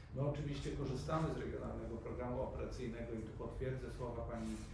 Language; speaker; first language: Polish; native; Polish